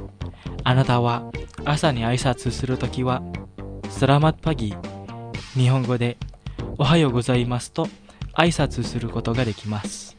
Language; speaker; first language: Japanese; non-native, fluent; Indonesian